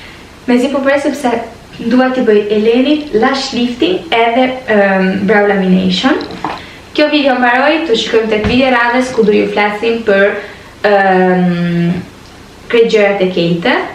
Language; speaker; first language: Albanian; early bilingual, heritage; Albanian